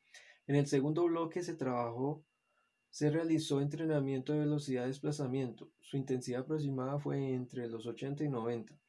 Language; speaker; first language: Spanish; native; Spanish